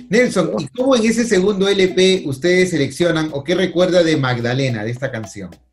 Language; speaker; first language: Spanish; native; Spanish